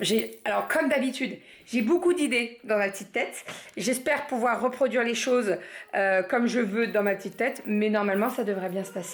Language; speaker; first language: French; native; French